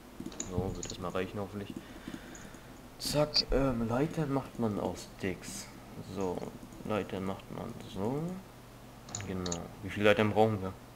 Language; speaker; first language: German; native; German